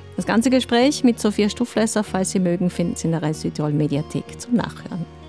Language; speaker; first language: German; native; German